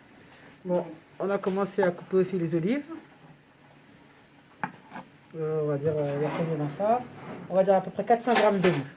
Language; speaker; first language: French; native; French